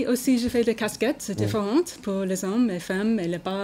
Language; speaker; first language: French; non-native, learner; English